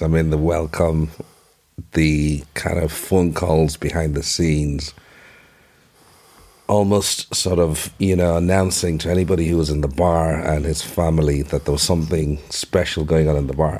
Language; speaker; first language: English; non-native, local second language; Igbo